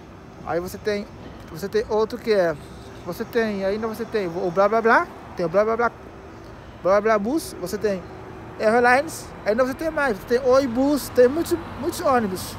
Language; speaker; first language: Portuguese; non-native, local second language; Kabuverdianu